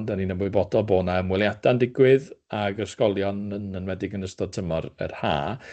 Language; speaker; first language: Welsh; native; Welsh